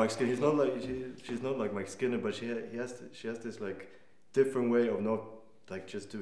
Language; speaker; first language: English; non-native, fluent; Danish